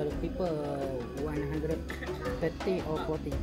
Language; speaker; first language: English; non-native, learner; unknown